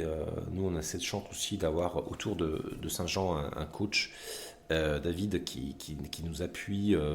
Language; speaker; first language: French; native; French